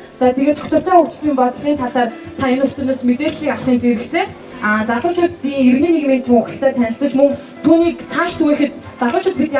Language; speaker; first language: Mongolian; native; Mongolian